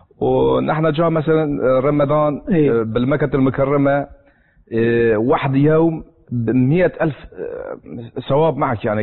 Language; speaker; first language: Arabic; non-native, learner; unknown